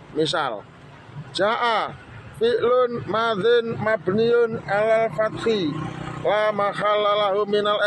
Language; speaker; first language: Arabic; non-native, fluent; Indonesian